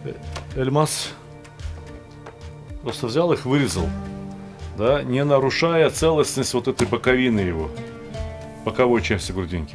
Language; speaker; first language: Russian; native; Russian